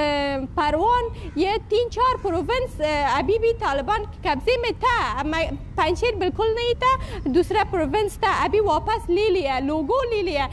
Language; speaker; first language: Hindi; non-native, learner; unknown